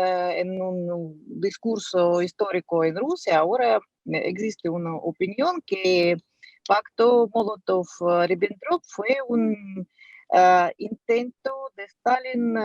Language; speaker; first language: Spanish; non-native, fluent; Russian